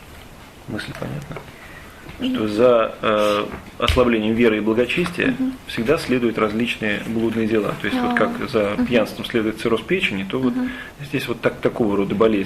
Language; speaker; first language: Russian; native; Russian